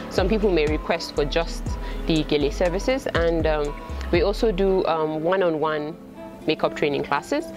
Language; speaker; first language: English; non-native, local second language; Hausa